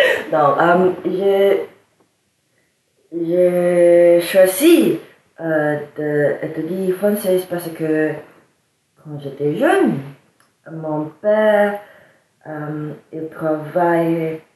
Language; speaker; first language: French; non-native, learner; English